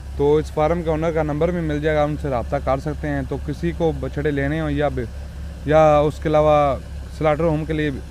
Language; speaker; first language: Urdu; non-native, local second language; Punjabi